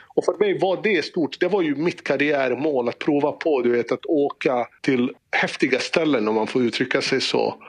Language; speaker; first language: Swedish; early bilingual, other home language; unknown